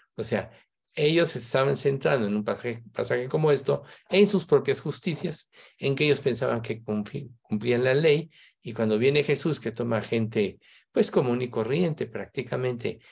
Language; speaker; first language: Spanish; native; Spanish